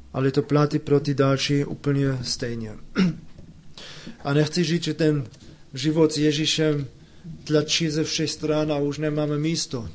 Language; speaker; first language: Czech; non-native, fluent; German